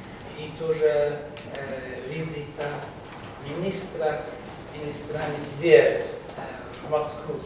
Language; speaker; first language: Russian; non-native, learner; English